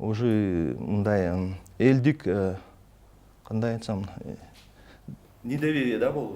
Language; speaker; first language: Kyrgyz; non-native, local second language; Russian